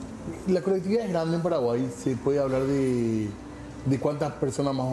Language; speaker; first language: Spanish; native; Spanish